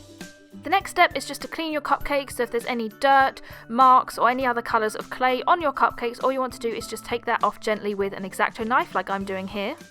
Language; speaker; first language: English; native; English